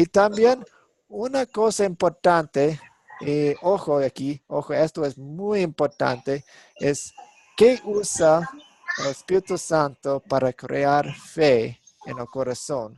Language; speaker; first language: Spanish; non-native, fluent; English